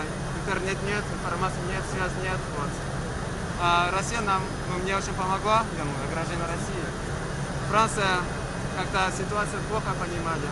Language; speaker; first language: Russian; early bilingual, heritage; French